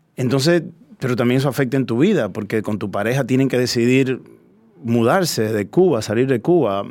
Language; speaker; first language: Spanish; native; Spanish